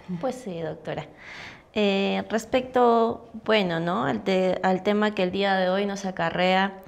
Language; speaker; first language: Spanish; native; Spanish